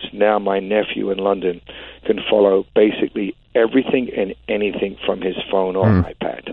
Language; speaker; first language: English; native; English